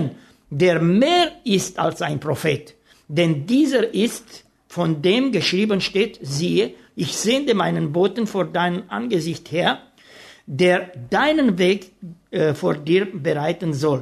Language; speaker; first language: German; non-native, fluent; Romanian